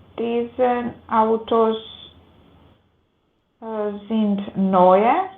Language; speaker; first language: German; non-native, learner; Macedonian